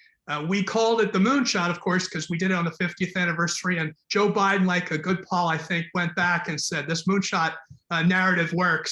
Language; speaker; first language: English; native; English